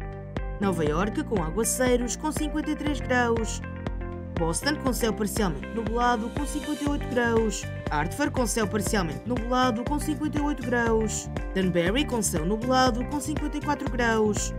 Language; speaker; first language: Portuguese; native; Portuguese